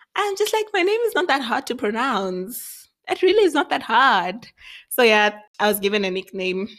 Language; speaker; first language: English; non-native, local second language; Venda